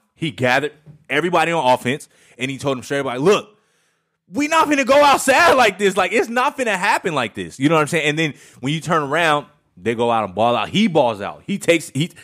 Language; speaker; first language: English; native; English